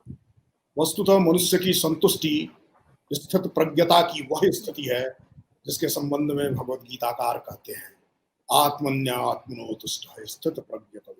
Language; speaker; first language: Hindi; native; Hindi